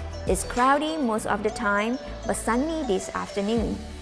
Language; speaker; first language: English; non-native, fluent; Thai